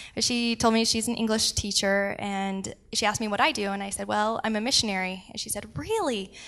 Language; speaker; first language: English; native; English